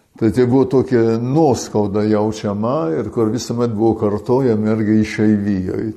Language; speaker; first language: Lithuanian; early bilingual, heritage; Lithuanian